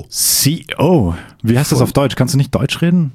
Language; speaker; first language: German; native; German